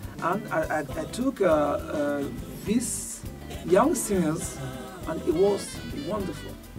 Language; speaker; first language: English; non-native, local second language; Duala